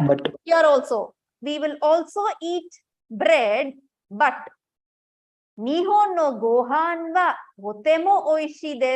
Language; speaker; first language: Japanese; non-native, fluent; Tamil